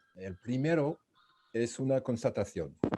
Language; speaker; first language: Spanish; non-native, fluent; French